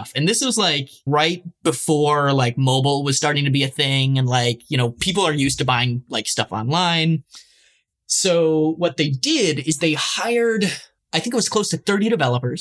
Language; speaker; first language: English; native; English